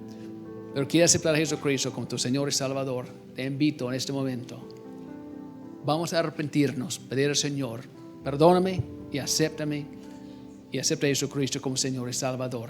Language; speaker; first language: Spanish; non-native, learner; English